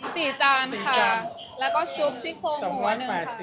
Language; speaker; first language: Thai; native; Thai